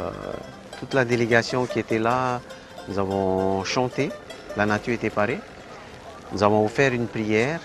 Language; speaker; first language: French; native; French